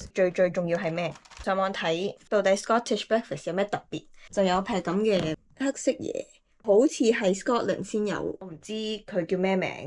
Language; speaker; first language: Cantonese; native; Cantonese